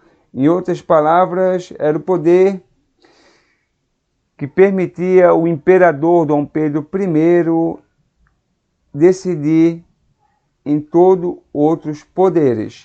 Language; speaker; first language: Portuguese; native; Portuguese